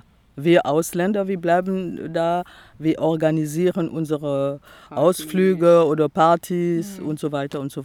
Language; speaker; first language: German; non-native, fluent; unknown